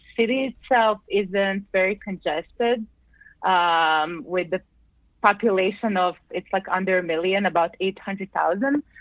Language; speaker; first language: English; non-native, fluent; Croatian